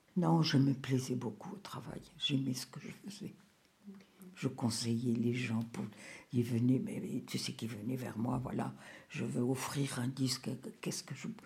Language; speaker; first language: French; native; French